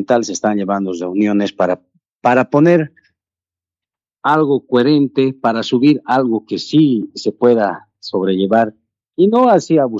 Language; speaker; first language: Spanish; native; Spanish